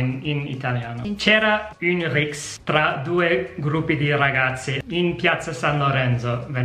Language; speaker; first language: Italian; non-native, fluent; English